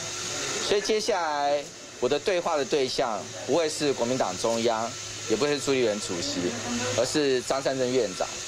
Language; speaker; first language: Chinese; native; Chinese